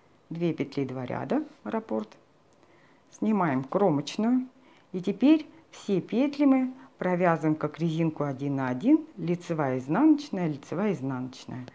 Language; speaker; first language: Russian; native; Russian